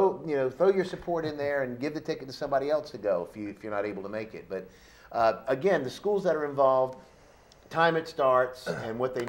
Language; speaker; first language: English; native; English